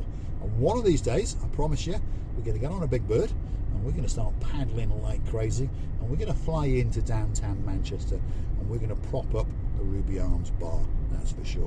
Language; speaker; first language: English; native; English